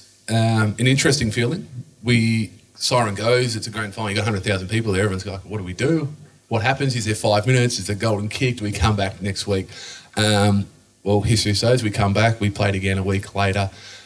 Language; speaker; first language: English; native; English